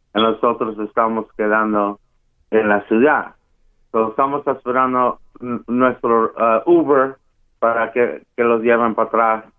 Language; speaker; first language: Spanish; early bilingual, heritage; Spanish